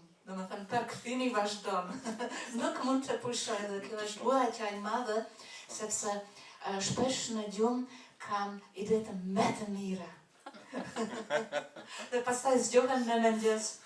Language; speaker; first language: Albanian; non-native, fluent; German